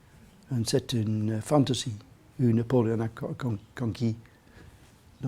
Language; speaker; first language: French; non-native, learner; English